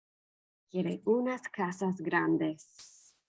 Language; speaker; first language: Spanish; non-native, fluent; English